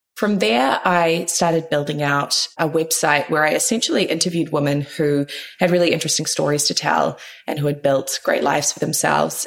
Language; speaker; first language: English; native; English